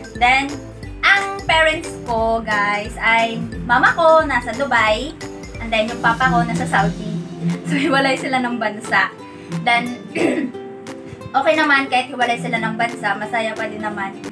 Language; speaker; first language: Filipino; non-native, local second language; Cebuano